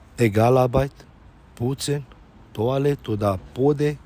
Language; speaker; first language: German; non-native, learner; Romanian